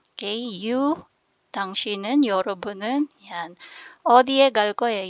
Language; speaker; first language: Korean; non-native, fluent; Filipino